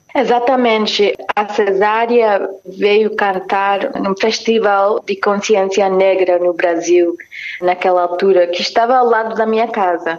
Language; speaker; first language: Portuguese; non-native, fluent; English